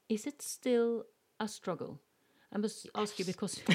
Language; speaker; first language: English; non-native, fluent; Norwegian